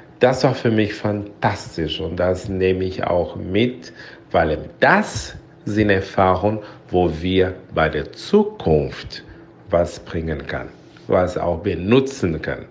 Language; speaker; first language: German; non-native, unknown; Portuguese